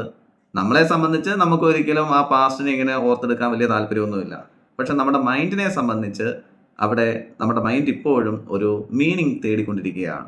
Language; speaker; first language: Malayalam; native; Malayalam